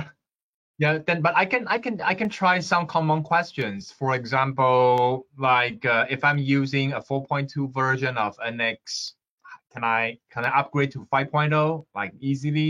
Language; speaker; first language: English; non-native, fluent; Chinese